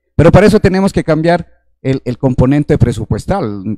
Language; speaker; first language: Spanish; native; Spanish